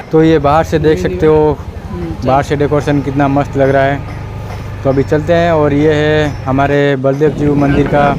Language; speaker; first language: Hindi; non-native, local second language; Odia